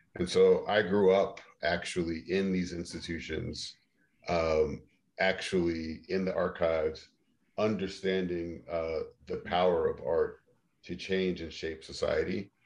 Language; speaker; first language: English; native; English